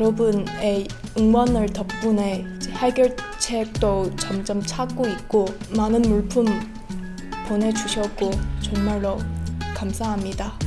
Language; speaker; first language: Korean; non-native, learner; Chinese